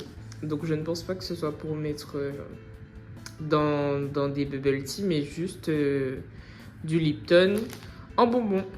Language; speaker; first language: French; native; French